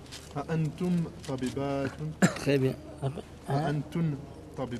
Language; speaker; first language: Arabic; non-native, learner; French